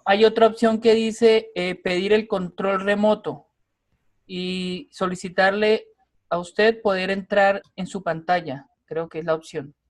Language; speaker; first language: Spanish; native; Spanish